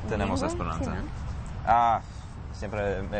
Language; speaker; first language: Spanish; non-native, fluent; English